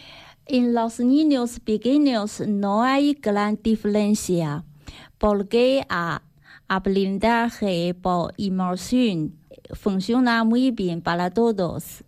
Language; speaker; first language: Spanish; non-native, learner; Chinese